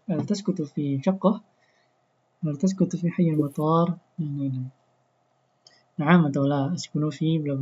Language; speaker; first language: Arabic; non-native, fluent; Indonesian